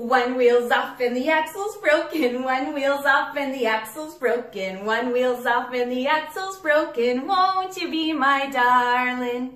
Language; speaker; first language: English; native; English